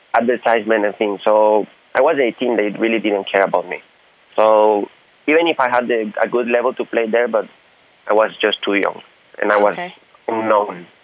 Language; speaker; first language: English; non-native, fluent; Spanish